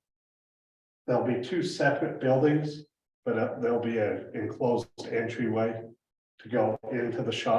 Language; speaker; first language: English; native; English